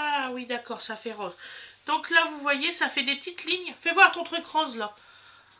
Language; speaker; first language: French; native; French